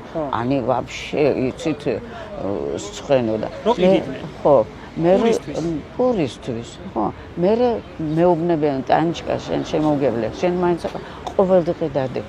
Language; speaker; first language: Georgian; non-native, local second language; Russian